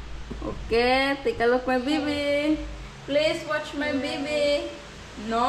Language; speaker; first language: English; non-native, local second language; Cebuano